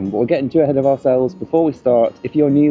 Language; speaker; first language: English; native; English